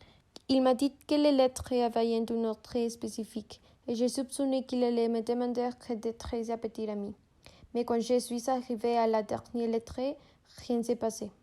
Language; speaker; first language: French; non-native, learner; Spanish